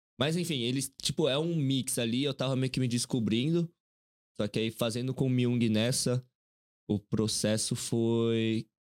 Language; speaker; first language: Portuguese; early bilingual, other home language; Korean